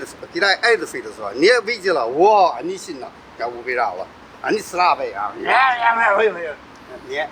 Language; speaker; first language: Russian; non-native, learner; Chinese